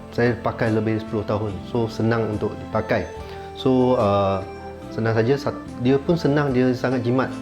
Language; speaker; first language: Malay; non-native, local second language; Chinese